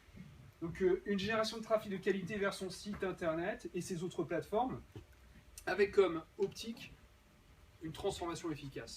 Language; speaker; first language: French; native; French